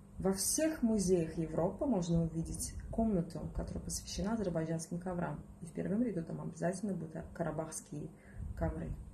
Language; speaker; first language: Russian; non-native, local second language; Azerbaijani